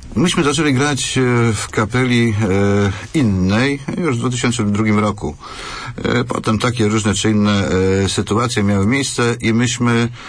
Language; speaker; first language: Polish; native; Polish